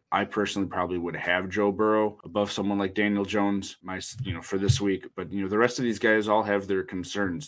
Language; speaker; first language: English; native; English